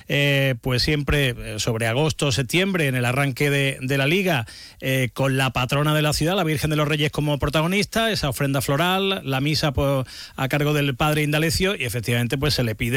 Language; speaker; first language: Spanish; native; Spanish